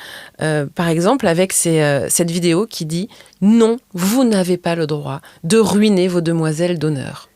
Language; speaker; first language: French; native; French